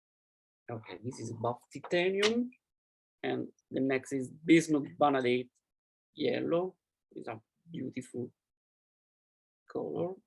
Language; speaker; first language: English; non-native, learner; Italian